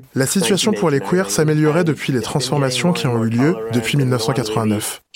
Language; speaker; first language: French; non-native, fluent; Polish